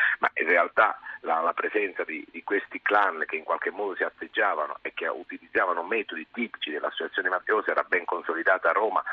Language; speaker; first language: Italian; native; Italian